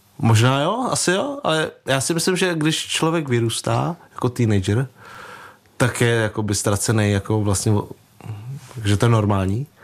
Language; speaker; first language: Czech; early bilingual, other home language; Vietnamese